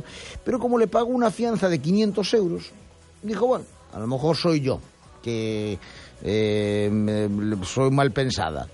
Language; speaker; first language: Spanish; native; Spanish